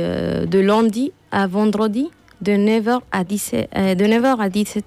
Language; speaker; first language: French; non-native, fluent; Spanish